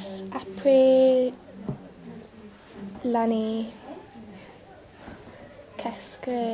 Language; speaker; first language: French; non-native, learner; English